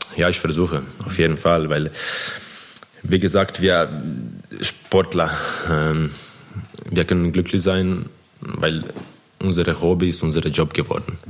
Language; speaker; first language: German; non-native, fluent; Croatian